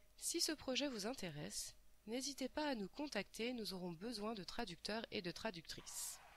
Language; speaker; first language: French; native; French